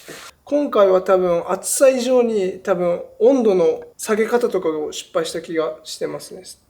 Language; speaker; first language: Japanese; native; Japanese